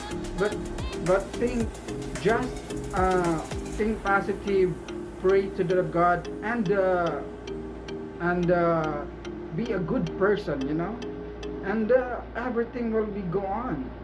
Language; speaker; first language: English; non-native, local second language; Filipino